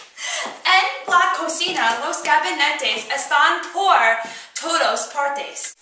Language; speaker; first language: Spanish; non-native, learner; English